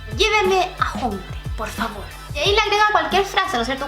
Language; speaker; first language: Spanish; native; Spanish